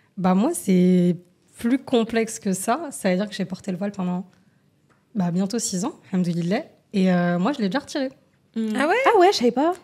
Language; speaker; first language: French; native; French